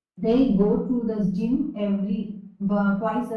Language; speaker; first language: English; non-native, learner; Hindi